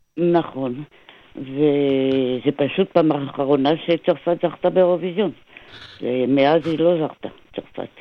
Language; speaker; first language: Hebrew; non-native, fluent; French